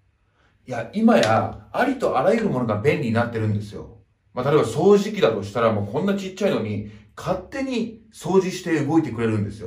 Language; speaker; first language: Japanese; native; Japanese